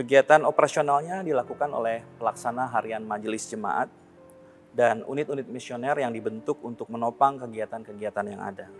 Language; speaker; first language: Indonesian; native; Indonesian